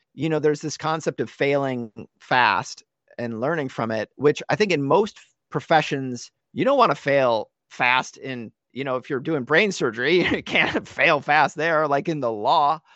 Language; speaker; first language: English; native; English